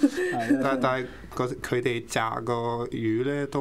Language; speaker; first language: Cantonese; early bilingual, other home language; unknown